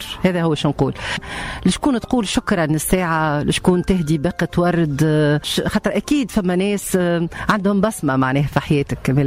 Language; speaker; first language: Arabic; native; Arabic